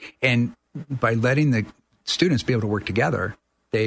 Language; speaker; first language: English; native; English